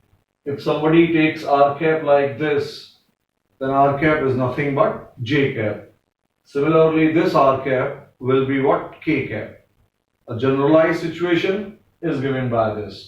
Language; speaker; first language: English; non-native, local second language; Hindi